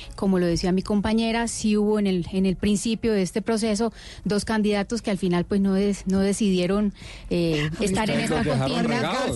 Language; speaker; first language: Spanish; native; Spanish